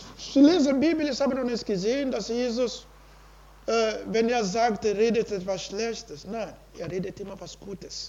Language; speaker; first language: German; non-native, learner; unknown